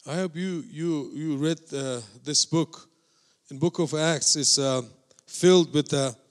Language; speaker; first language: English; non-native, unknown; Mongolian